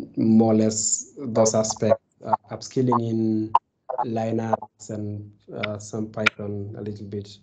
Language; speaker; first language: English; non-native, local second language; Kalenjin